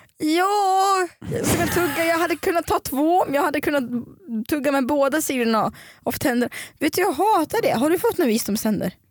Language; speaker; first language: Swedish; early bilingual, other home language; Russian